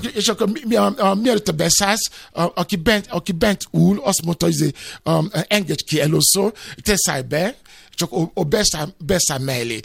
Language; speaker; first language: Hungarian; non-native, fluent; Yoruba